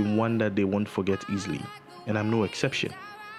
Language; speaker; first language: English; non-native, local second language; Akan